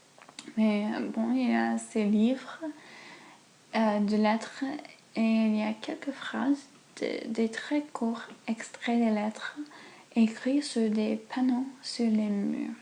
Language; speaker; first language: French; non-native, fluent; English